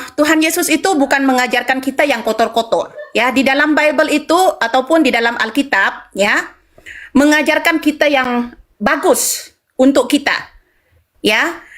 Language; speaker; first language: Indonesian; non-native, local second language; Madurese